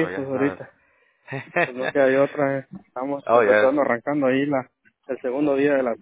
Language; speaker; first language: Spanish; native; Spanish